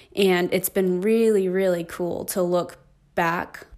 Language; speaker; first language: English; native; English